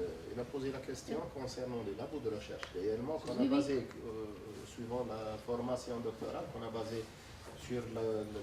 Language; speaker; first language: French; non-native, local second language; Arabic